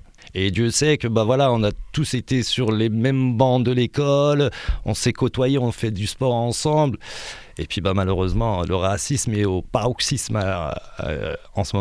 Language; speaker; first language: French; early bilingual, other home language; Arabic